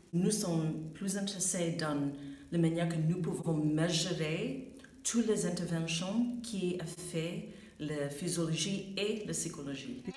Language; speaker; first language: French; non-native, fluent; English